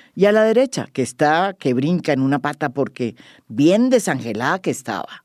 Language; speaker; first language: Spanish; native; Spanish